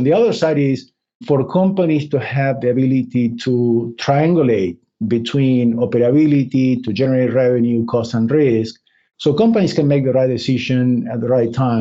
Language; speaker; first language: English; non-native, fluent; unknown